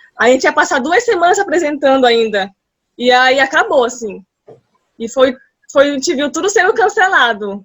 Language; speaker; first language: Portuguese; early bilingual, heritage; Portuguese